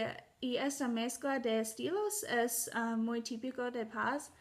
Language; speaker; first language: Spanish; non-native, learner; English